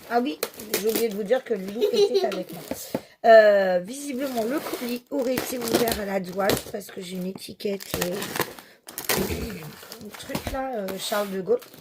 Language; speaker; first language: French; native; French